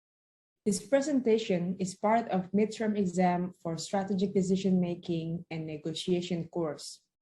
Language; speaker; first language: English; non-native, learner; Indonesian